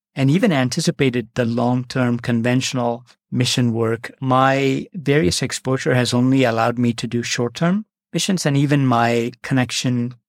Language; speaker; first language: English; non-native, local second language; Malayalam